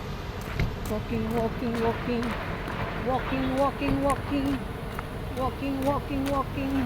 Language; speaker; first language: English; non-native, learner; Filipino